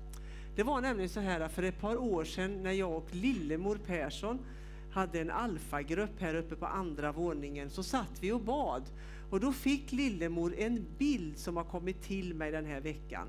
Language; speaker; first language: Swedish; native; Swedish